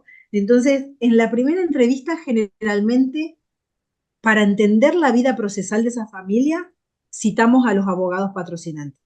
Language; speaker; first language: Spanish; native; Spanish